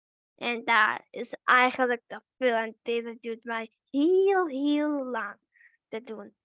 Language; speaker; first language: Dutch; early bilingual, other home language; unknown